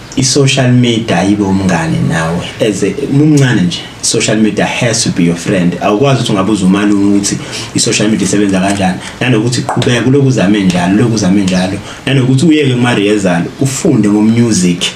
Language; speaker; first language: Zulu; native; Zulu